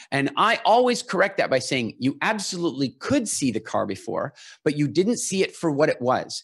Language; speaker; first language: English; native; English